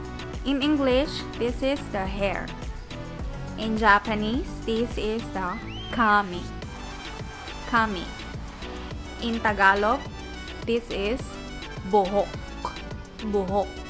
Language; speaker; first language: English; non-native, local second language; Filipino